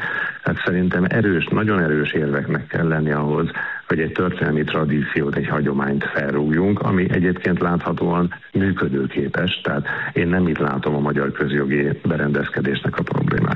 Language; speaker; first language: Hungarian; native; Hungarian